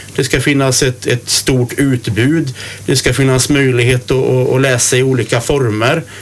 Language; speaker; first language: Swedish; native; Swedish